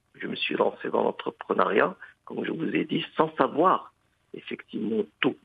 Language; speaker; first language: French; non-native, local second language; Arabic